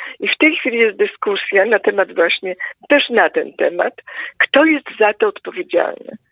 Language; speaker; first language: Polish; native; Polish